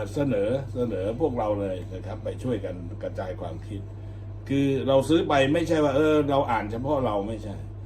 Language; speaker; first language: Thai; native; Thai